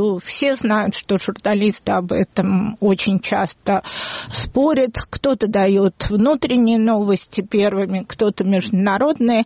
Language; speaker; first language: Russian; native; Russian